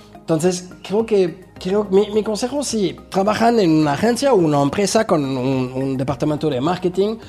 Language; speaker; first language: Spanish; non-native, fluent; French